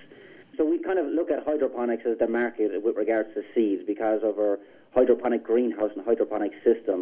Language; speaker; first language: English; native; English